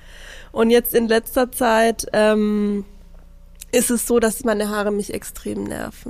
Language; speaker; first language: German; native; German